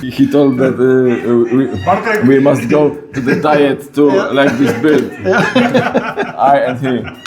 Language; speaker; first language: English; non-native, learner; Polish